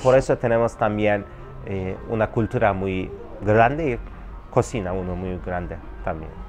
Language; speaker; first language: Spanish; non-native, fluent; Turkish